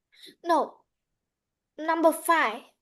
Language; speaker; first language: English; non-native, learner; Vietnamese